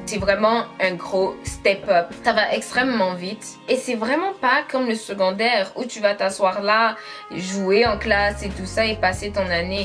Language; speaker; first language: French; native; French